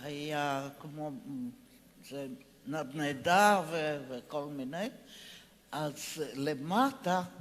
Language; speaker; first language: Hebrew; non-native, fluent; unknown